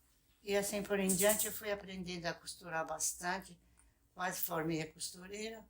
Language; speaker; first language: Portuguese; non-native, local second language; Japanese